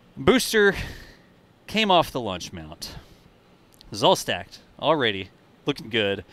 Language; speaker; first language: English; native; English